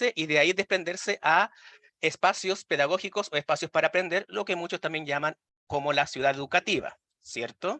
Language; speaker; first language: Spanish; native; Spanish